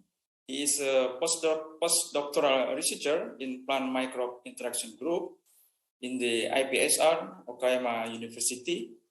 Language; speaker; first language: English; non-native, fluent; Indonesian